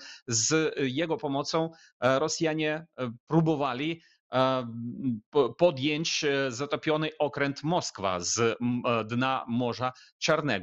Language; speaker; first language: Polish; non-native, fluent; Ukrainian